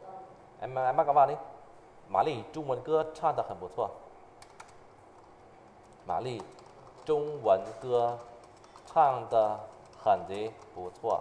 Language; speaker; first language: Chinese; non-native, fluent; Vietnamese